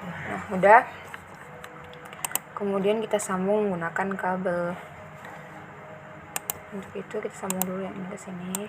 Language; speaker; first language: Indonesian; native; Indonesian